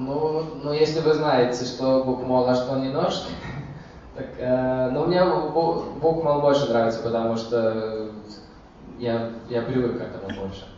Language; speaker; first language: Russian; early bilingual, heritage; Russian